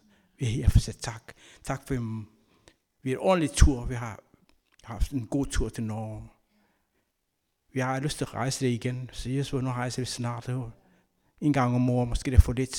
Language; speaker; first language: Danish; non-native, learner; Kabuverdianu